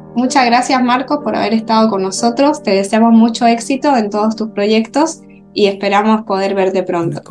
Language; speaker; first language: Spanish; native; Spanish